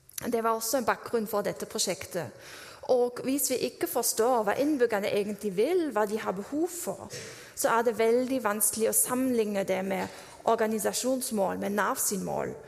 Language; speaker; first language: Norwegian; non-native, fluent; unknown